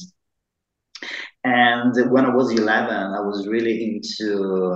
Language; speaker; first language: English; non-native, fluent; Italian